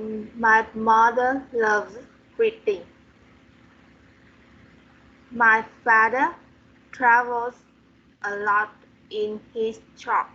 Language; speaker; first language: English; non-native, learner; Vietnamese